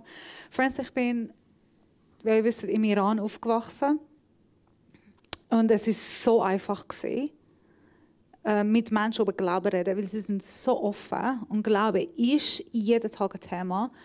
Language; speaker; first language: German; non-native, fluent; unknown